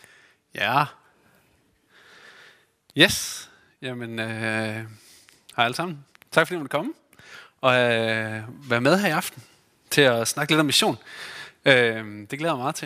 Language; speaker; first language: Danish; native; Danish